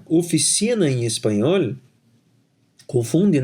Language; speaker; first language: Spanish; non-native, fluent; Portuguese